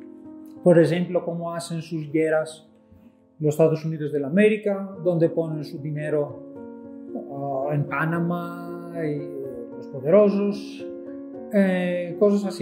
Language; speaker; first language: Spanish; non-native, fluent; Greek